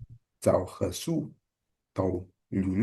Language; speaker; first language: Chinese; non-native, learner; Indonesian